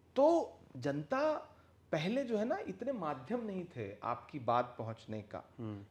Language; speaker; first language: Hindi; native; Hindi